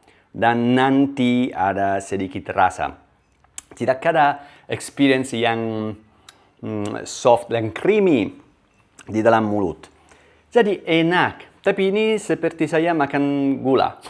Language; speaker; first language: Indonesian; non-native, learner; Italian